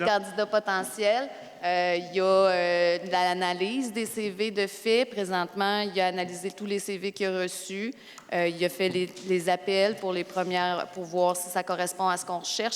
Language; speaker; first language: French; native; French